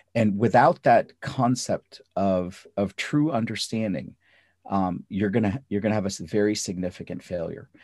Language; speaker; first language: English; early bilingual, other home language; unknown